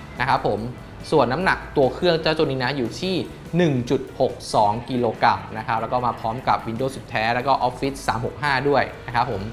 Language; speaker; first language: Thai; native; Thai